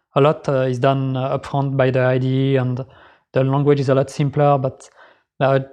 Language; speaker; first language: English; non-native, fluent; French